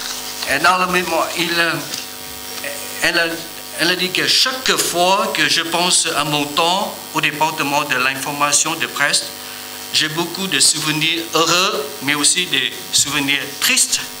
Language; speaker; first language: French; non-native, learner; Vietnamese